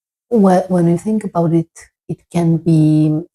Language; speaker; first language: English; non-native, fluent; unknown